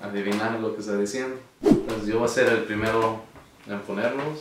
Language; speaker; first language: Spanish; early bilingual, heritage; Spanish